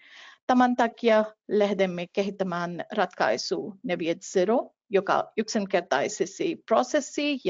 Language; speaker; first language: Finnish; non-native, fluent; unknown